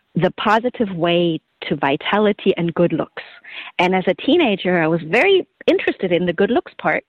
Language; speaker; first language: English; non-native, fluent; German